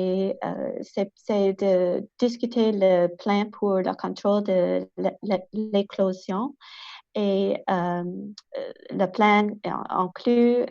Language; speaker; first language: French; non-native, local second language; English